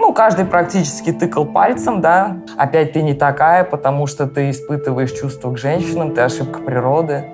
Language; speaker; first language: Russian; native; Russian